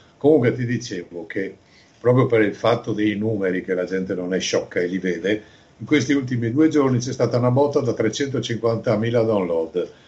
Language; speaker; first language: Italian; native; Italian